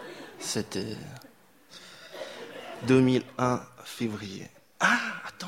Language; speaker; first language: French; non-native, fluent; Chinese